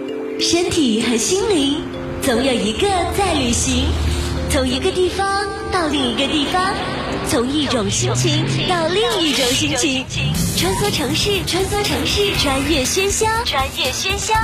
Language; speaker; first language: Chinese; native; Chinese